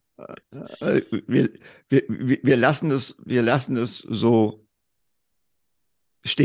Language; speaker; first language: German; native; German